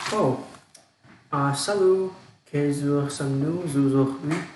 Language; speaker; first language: French; non-native, learner; Vietnamese